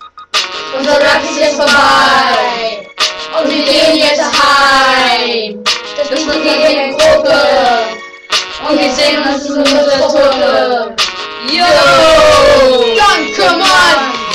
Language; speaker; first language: German; non-native, learner; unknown